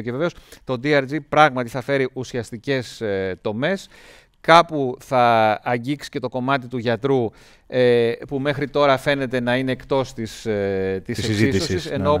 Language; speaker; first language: Greek; native; Greek